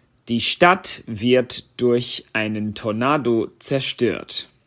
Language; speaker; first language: German; non-native, fluent; English